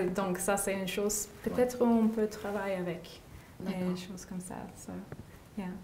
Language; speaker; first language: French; non-native, learner; English